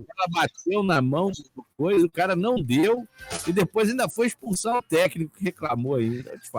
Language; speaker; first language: Portuguese; native; Portuguese